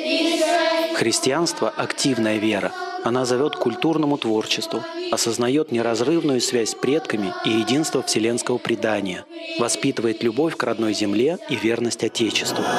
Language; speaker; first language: Russian; native; Russian